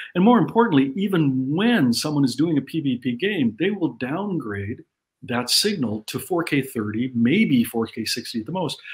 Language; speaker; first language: English; native; English